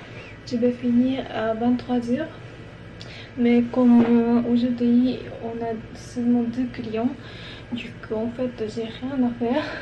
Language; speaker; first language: French; non-native, learner; Japanese